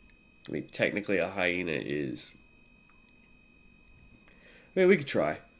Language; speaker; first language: English; native; English